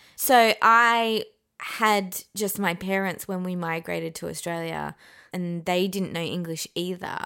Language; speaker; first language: English; non-native, fluent; Persian